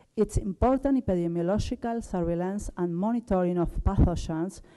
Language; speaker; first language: English; non-native, learner; Spanish